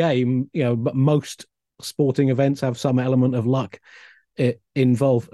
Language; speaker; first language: English; native; English